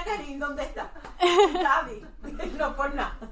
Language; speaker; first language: Spanish; native; Spanish